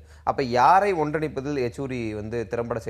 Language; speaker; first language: Tamil; native; Tamil